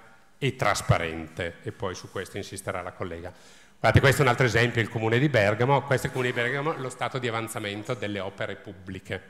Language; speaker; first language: Italian; native; Italian